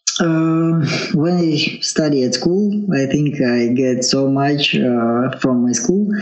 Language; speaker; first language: English; non-native, learner; Russian